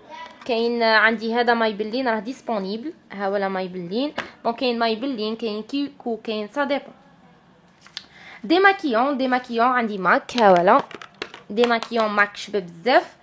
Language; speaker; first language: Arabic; native; Arabic